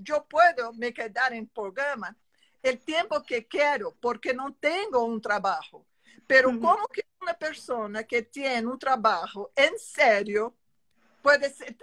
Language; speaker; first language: Spanish; non-native, learner; Portuguese